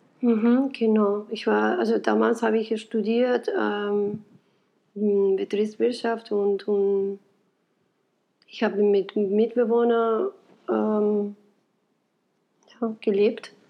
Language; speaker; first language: German; non-native, fluent; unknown